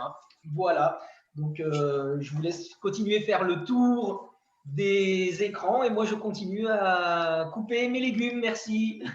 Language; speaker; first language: French; native; French